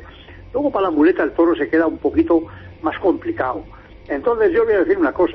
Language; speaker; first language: Spanish; native; Spanish